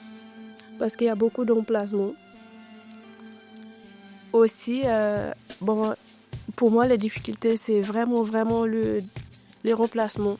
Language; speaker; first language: French; non-native, learner; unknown